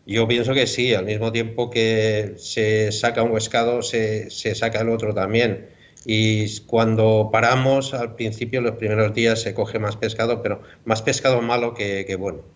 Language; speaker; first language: Spanish; native; Spanish